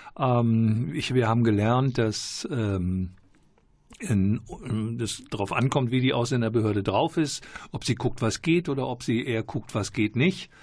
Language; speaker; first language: German; native; German